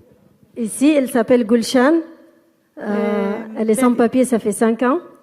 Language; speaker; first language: French; non-native, fluent; Kurdish